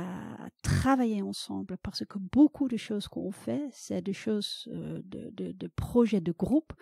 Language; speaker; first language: French; non-native, fluent; Dutch